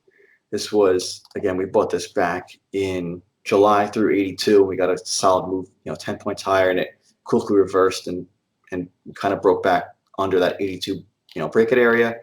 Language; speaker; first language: English; native; English